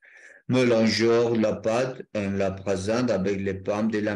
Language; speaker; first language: French; non-native, learner; Spanish